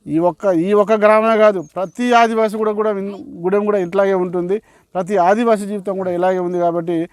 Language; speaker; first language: Telugu; non-native, local second language; Koya